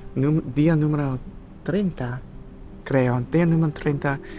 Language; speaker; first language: Spanish; non-native, learner; English